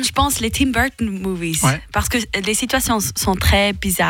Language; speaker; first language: French; non-native, local second language; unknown